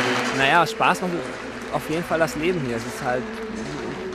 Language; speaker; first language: German; native; German